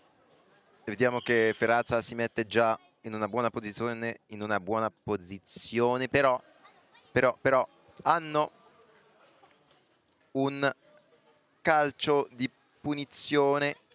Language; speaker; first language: Italian; non-native, fluent; French